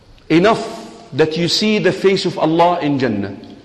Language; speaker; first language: English; non-native, fluent; Arabic